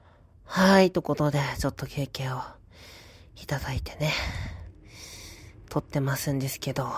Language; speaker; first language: Japanese; native; Japanese